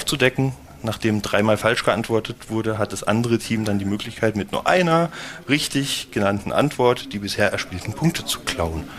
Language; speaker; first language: German; native; German